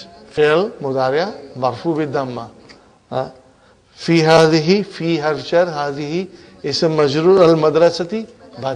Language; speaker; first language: Arabic; non-native, fluent; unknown